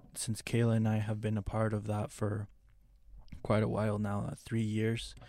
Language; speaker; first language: English; non-native, fluent; Spanish